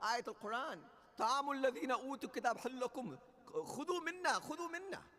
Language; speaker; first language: Arabic; non-native, fluent; English